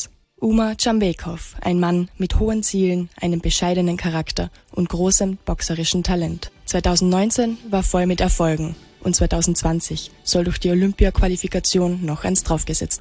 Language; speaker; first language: German; native; German